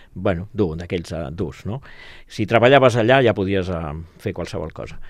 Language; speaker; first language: Catalan; native; Catalan